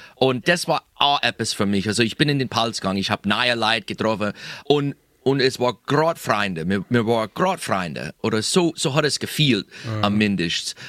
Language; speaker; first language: German; non-native, fluent; English